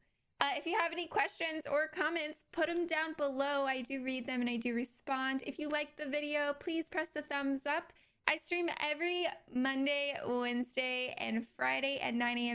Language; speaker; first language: English; native; English